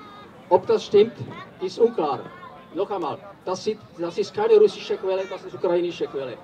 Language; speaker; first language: German; non-native, fluent; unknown